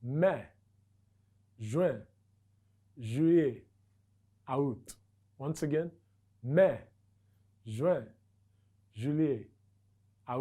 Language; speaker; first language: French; non-native, fluent; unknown